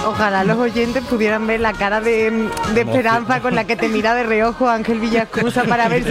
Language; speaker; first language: Spanish; native; Spanish